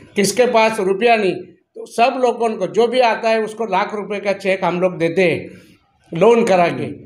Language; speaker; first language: Hindi; non-native, local second language; Marathi